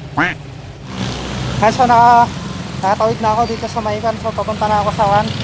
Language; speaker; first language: Filipino; non-native, local second language; Iloko